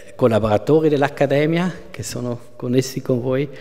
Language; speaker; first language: Italian; non-native, local second language; German